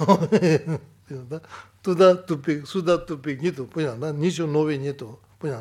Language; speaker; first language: Russian; non-native, learner; Tibetan